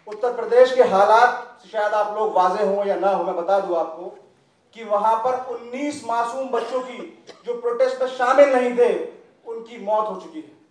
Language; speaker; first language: Hindi; native; Hindi